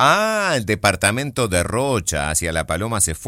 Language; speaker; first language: Spanish; native; Spanish